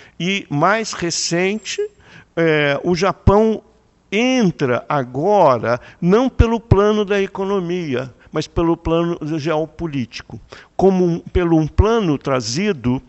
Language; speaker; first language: Portuguese; native; Portuguese